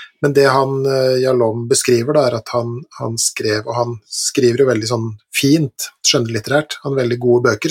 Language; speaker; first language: Norwegian; native; Norwegian